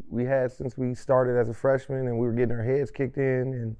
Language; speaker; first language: English; native; English